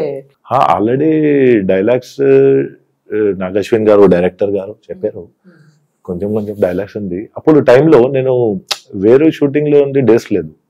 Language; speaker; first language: Telugu; non-native, local second language; Hindi